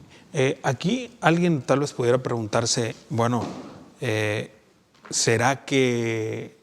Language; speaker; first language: Spanish; native; Spanish